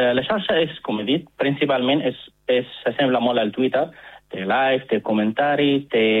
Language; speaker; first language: Catalan; non-native, learner; Arabic